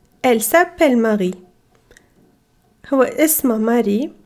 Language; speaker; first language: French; non-native, fluent; Arabic